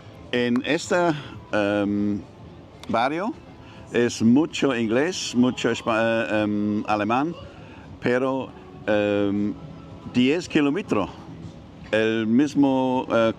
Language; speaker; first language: Spanish; non-native, learner; English